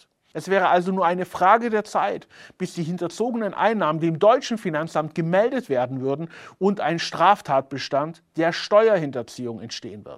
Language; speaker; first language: German; native; German